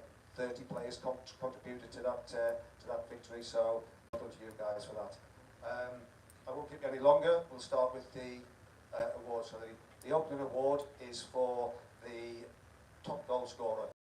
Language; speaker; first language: English; native; English